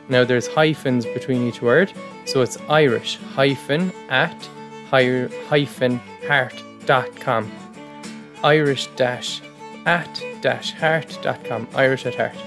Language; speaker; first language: English; native; English